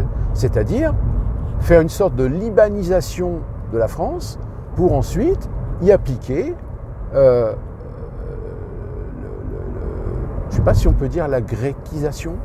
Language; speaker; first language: French; native; French